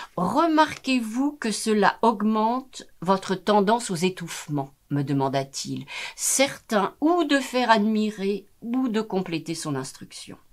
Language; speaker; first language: French; native; French